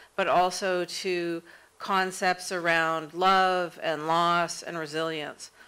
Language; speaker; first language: English; native; English